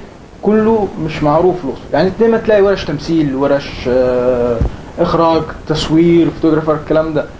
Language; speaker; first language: Arabic; native; Arabic